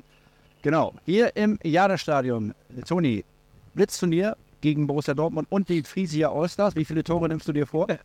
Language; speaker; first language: German; native; German